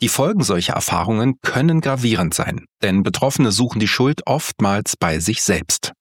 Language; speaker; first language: German; native; German